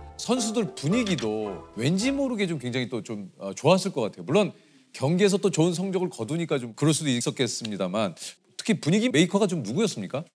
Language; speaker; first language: Korean; native; Korean